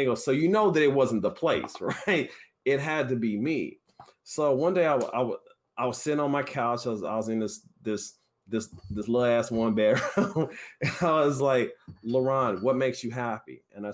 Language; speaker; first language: English; native; English